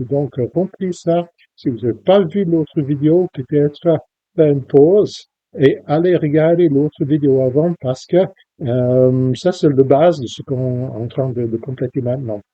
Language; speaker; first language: French; non-native, fluent; English